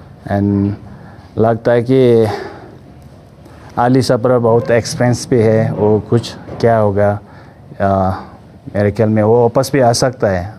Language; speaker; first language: Hindi; non-native, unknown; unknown